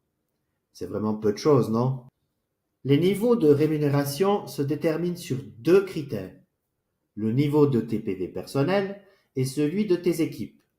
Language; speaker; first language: French; native; French